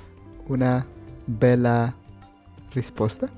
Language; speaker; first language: Italian; non-native, learner; Spanish